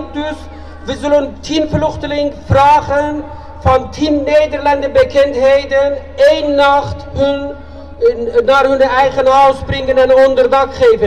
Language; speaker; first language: Dutch; non-native, fluent; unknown